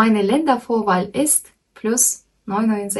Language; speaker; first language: German; non-native, fluent; Kyrgyz